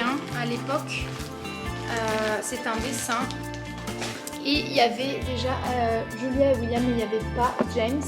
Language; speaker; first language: French; native; French